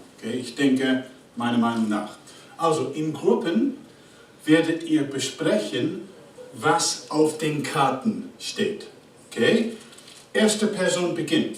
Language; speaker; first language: German; non-native, fluent; English